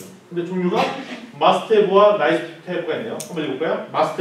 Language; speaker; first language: Korean; native; Korean